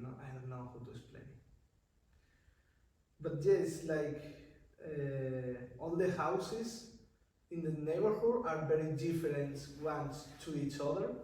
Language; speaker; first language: English; non-native, learner; Spanish